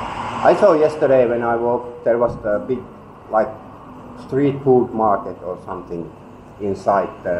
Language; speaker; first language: English; non-native, learner; Finnish